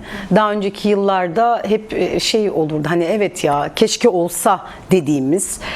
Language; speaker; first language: Turkish; native; Turkish